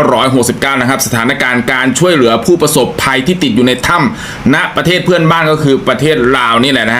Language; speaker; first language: Thai; native; Thai